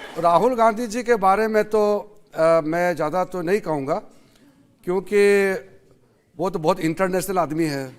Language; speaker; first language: Hindi; non-native, local second language; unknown